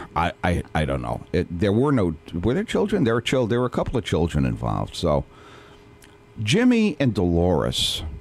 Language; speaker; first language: English; native; English